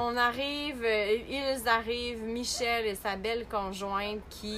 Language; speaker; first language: French; native; French